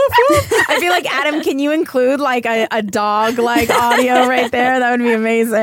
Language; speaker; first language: English; native; English